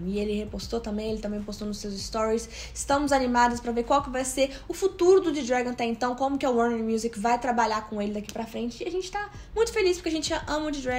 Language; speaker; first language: Portuguese; native; Portuguese